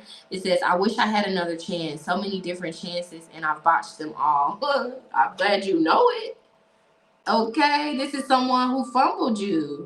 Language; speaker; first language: English; native; English